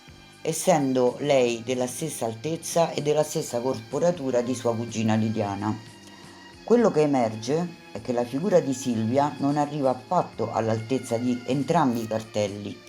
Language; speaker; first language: Italian; native; Italian